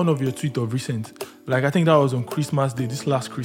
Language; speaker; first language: English; non-native, local second language; Yoruba